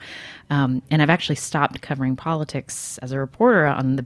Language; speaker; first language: English; native; English